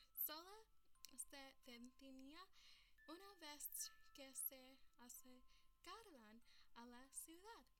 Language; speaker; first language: Spanish; early bilingual, heritage; Spanish